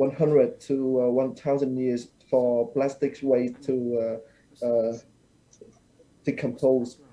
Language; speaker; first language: English; non-native, learner; Vietnamese